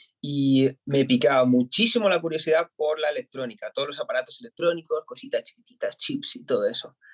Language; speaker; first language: Spanish; native; Spanish